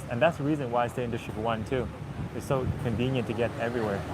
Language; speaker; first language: English; native; English